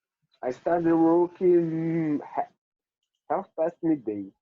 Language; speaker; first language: English; non-native, learner; Portuguese